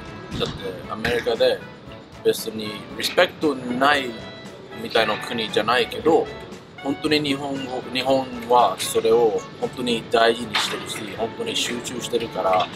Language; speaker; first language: Japanese; early bilingual, heritage; English